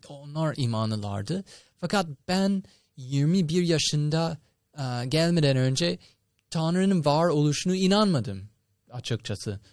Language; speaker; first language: Turkish; non-native, fluent; English